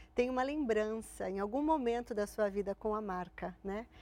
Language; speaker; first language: Portuguese; native; Portuguese